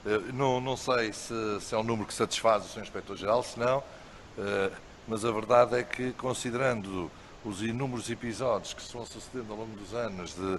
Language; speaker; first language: Portuguese; native; Portuguese